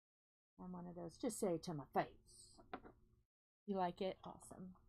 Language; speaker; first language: English; native; English